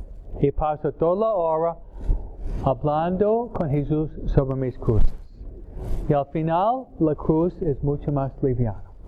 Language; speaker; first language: Spanish; non-native, fluent; English